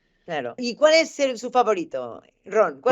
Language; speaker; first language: Spanish; native; Spanish